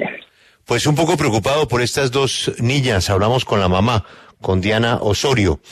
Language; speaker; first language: Spanish; native; Spanish